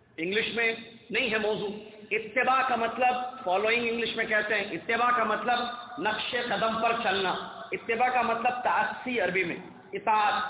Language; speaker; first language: Urdu; native; Urdu